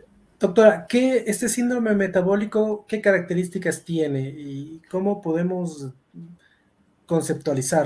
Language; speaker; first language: Spanish; native; Spanish